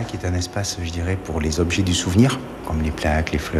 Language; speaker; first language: French; native; French